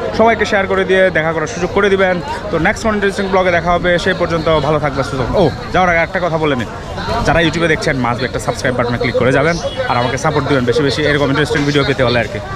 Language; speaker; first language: Bangla; native; Bangla